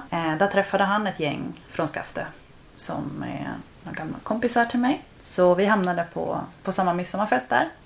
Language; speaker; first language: Swedish; native; Swedish